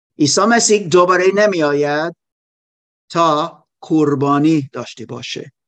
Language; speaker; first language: Persian; non-native, learner; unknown